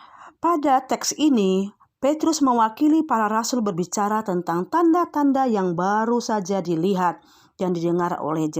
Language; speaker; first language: Indonesian; native; Indonesian